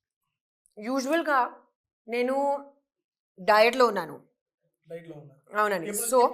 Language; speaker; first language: Telugu; non-native, local second language; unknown